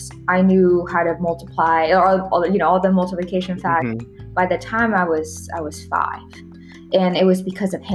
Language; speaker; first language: English; early bilingual, other home language; Spanish